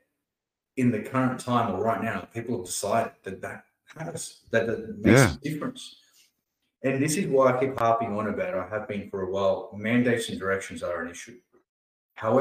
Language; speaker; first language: English; early bilingual, other home language; Punjabi